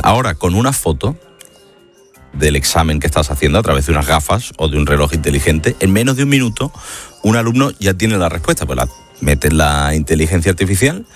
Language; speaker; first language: Spanish; native; Spanish